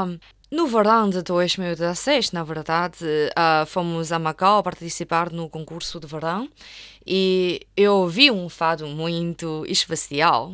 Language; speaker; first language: Portuguese; non-native, fluent; Chinese